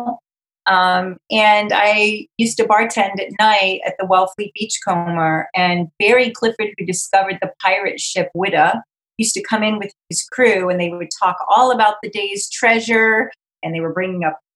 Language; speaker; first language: English; native; English